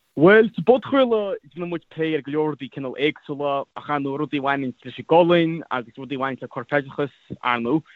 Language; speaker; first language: Irish; native; Irish